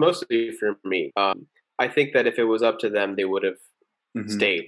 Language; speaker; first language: English; early bilingual, other home language; Spanish